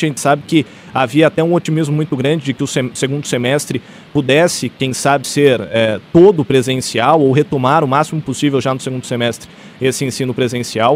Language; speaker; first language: Portuguese; native; Portuguese